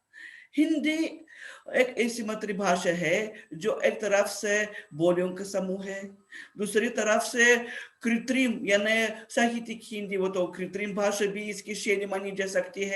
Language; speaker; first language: Hindi; non-native, fluent; Russian